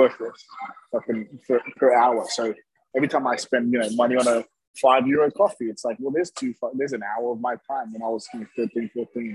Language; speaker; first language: English; native; English